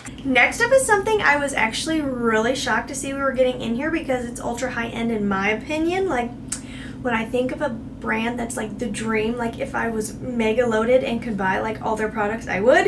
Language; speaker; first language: English; native; English